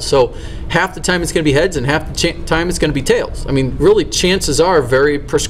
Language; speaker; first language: English; native; English